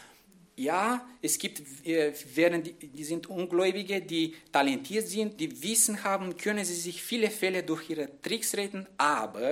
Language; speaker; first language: German; non-native, fluent; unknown